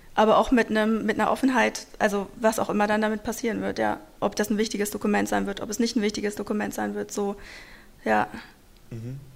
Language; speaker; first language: German; non-native, local second language; Russian